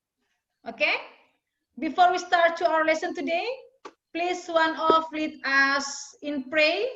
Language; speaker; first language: English; non-native, fluent; Indonesian